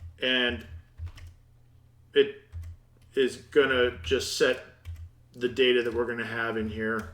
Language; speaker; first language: English; native; English